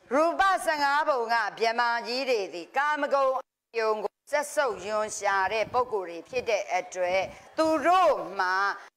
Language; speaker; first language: Burmese; native; Burmese